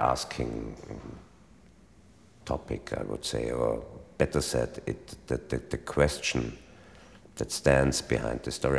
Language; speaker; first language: English; non-native, fluent; German